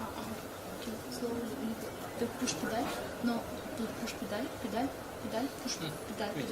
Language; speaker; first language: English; non-native, learner; Russian